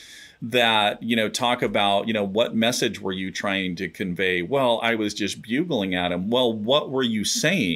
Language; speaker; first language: English; native; English